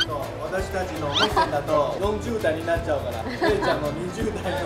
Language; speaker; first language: Japanese; non-native, fluent; Chinese